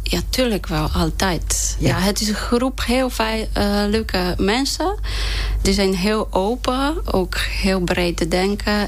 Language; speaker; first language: Dutch; non-native, fluent; Polish